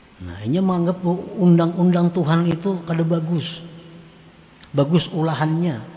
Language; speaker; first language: Indonesian; native; Indonesian